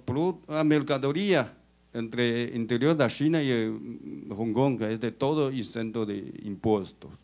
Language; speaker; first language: Spanish; non-native, fluent; Chinese